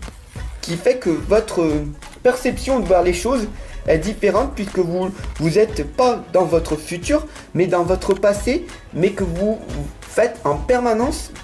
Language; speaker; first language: French; native; French